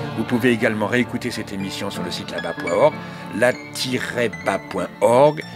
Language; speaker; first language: French; native; French